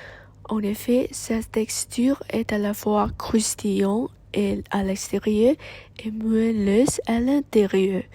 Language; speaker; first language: French; non-native, learner; Vietnamese